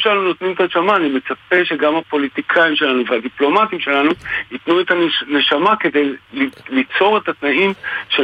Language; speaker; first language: Hebrew; native; Hebrew